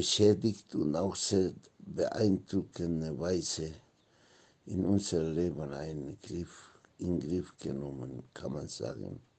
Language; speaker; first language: German; non-native, fluent; Spanish